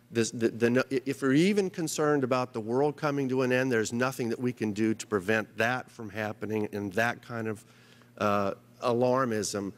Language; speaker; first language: English; native; English